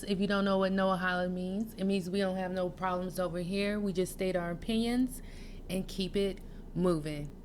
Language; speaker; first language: English; native; English